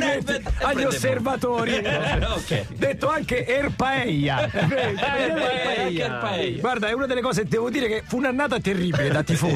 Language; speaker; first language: Italian; native; Italian